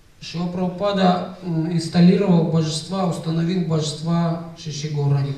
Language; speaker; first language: Russian; native; Russian